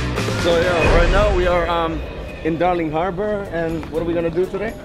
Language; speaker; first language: English; non-native, local second language; Indonesian